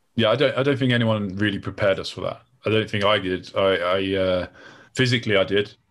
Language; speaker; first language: English; native; English